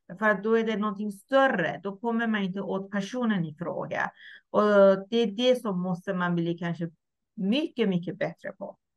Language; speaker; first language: Swedish; non-native, fluent; Persian